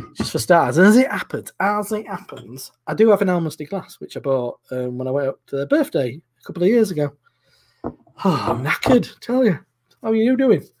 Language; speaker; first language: English; native; English